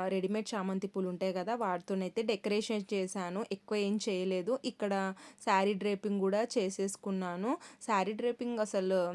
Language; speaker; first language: Telugu; non-native, local second language; Kannada